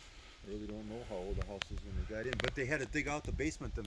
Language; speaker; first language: English; native; English